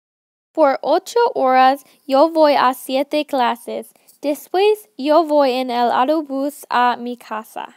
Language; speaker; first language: Spanish; non-native, learner; English